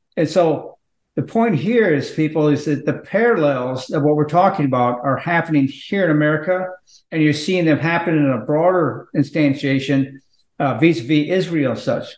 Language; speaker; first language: English; native; English